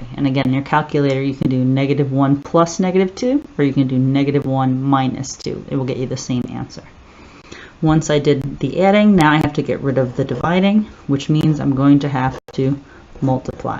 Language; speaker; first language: English; native; English